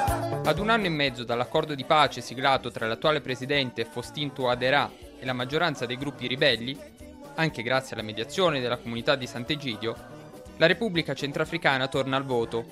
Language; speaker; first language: Italian; native; Italian